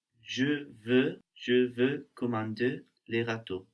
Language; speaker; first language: French; non-native, learner; Spanish